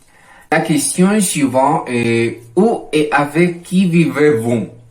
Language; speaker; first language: French; non-native, learner; Spanish